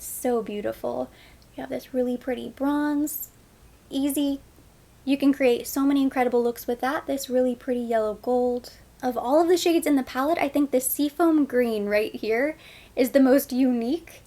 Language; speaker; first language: English; native; English